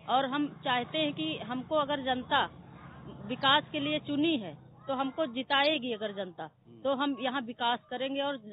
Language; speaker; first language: Hindi; native; Hindi